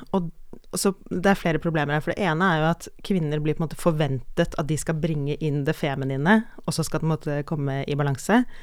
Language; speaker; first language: Norwegian; native; Norwegian